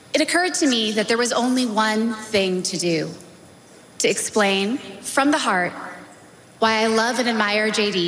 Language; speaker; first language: English; native; English